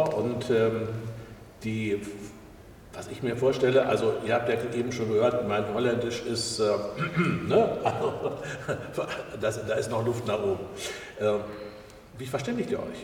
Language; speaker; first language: German; native; German